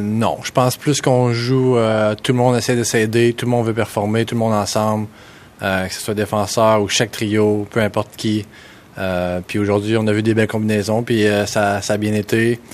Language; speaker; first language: French; native; French